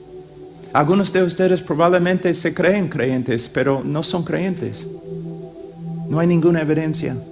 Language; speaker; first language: Spanish; non-native, fluent; English